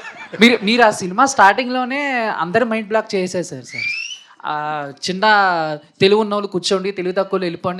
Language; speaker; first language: Telugu; native; Telugu